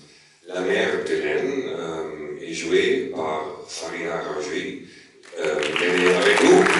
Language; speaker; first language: French; non-native, learner; German